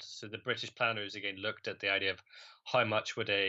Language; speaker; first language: English; native; English